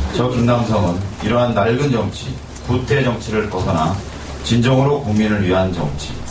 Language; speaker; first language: Korean; native; Korean